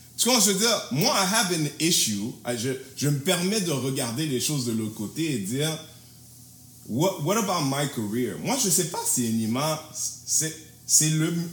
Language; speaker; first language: French; native; French